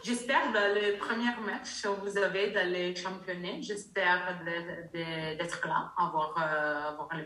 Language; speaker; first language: French; non-native, learner; Italian